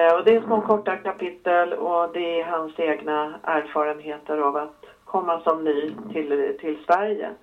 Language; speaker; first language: Swedish; native; Swedish